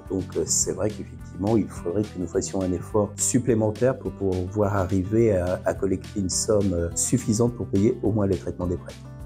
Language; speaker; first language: French; native; French